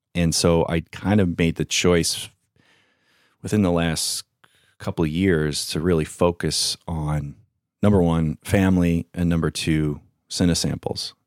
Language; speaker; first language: English; native; English